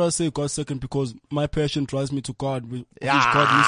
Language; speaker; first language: English; non-native, local second language; Zulu